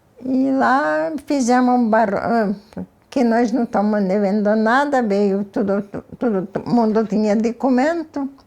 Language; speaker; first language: Portuguese; early bilingual, other home language; Ukrainian